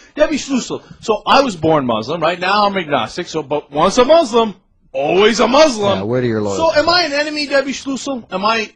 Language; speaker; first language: English; native; English